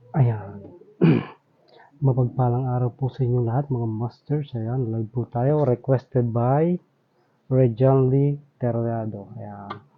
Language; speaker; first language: Filipino; non-native, local second language; Bikol